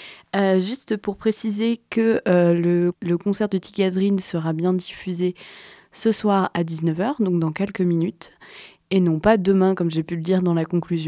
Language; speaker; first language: French; native; French